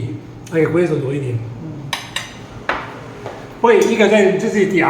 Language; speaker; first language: Chinese; non-native, fluent; Italian